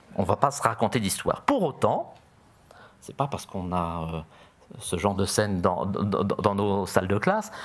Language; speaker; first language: French; native; French